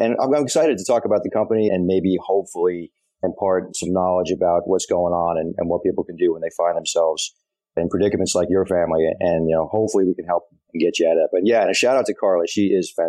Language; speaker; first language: English; native; English